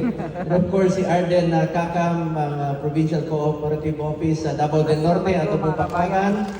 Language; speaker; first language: Filipino; non-native, local second language; Cebuano